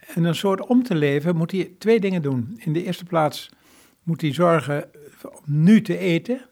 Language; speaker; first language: Dutch; native; Dutch